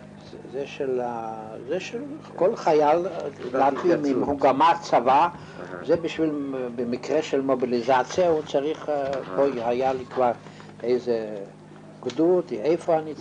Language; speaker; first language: Hebrew; non-native, fluent; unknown